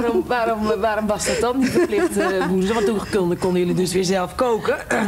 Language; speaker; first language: Dutch; native; Dutch